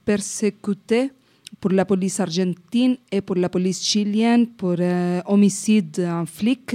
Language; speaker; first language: French; non-native, fluent; Spanish